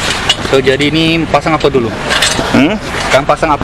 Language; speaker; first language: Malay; non-native, local second language; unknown